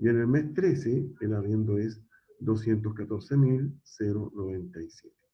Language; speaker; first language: Spanish; native; Spanish